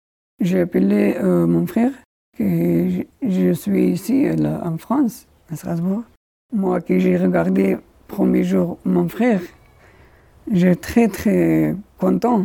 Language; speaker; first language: French; non-native, learner; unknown